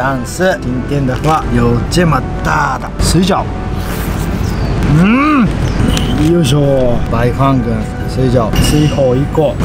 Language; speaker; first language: Chinese; non-native, fluent; Japanese